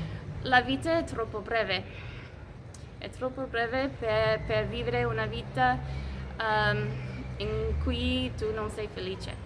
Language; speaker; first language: Italian; non-native, fluent; English